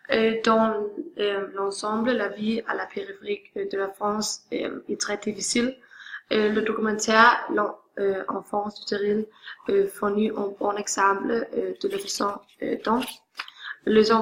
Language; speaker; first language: French; non-native, learner; Swedish